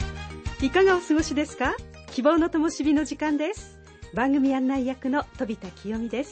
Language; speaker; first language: Japanese; native; Japanese